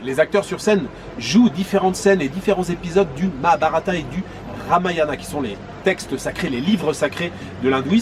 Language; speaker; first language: French; native; French